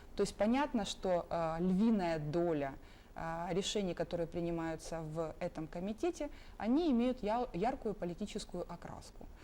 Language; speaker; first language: Russian; native; Russian